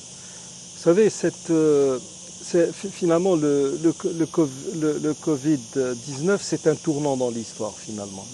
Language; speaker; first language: French; non-native, local second language; Arabic